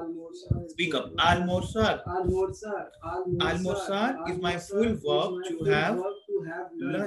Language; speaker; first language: English; non-native, local second language; Hindi